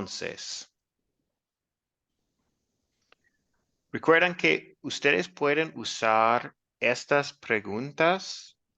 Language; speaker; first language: Spanish; non-native, fluent; English